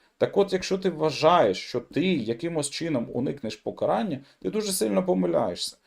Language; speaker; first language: Ukrainian; non-native, local second language; Russian